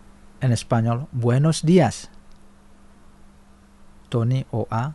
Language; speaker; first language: Spanish; non-native, fluent; Indonesian